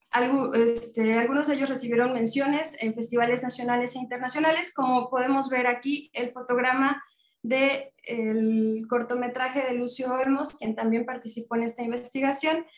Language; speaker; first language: Spanish; native; Spanish